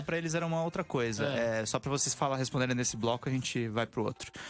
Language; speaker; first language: Portuguese; native; Portuguese